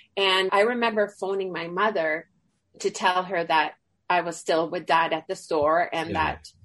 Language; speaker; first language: English; early bilingual, other home language; Swedish